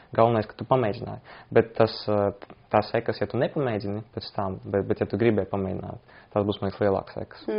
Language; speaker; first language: Latvian; non-native, local second language; Russian